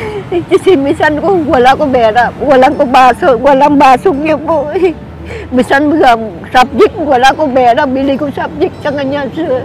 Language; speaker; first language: Filipino; non-native, learner; Vietnamese